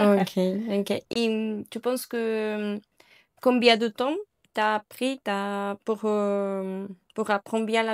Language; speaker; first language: French; non-native, learner; Spanish